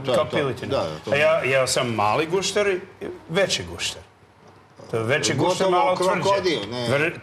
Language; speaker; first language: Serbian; non-native, learner; English